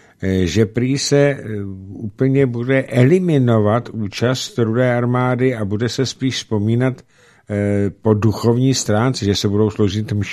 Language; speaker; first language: Czech; native; Czech